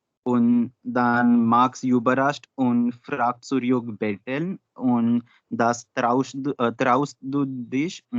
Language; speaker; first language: German; non-native, learner; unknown